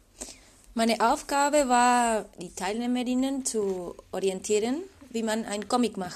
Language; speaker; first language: German; non-native, fluent; Spanish